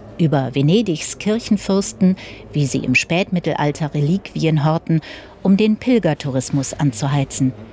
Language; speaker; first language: German; native; German